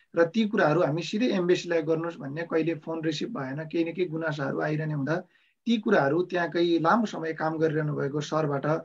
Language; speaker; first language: Nepali; native; Nepali